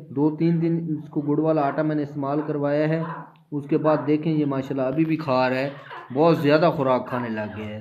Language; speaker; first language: Urdu; non-native, local second language; Saraiki